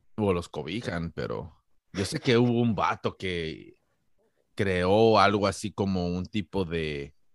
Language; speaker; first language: Spanish; native; Spanish